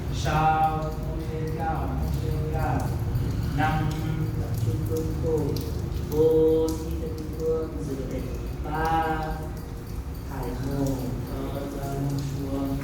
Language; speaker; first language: Vietnamese; non-native, fluent; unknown